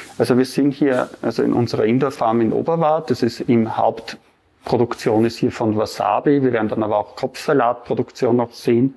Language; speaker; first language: German; native; German